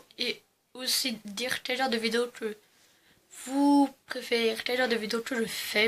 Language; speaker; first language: French; early bilingual, other home language; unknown